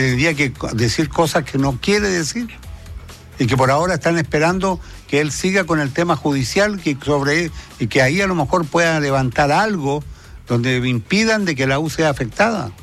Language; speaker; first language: Spanish; native; Spanish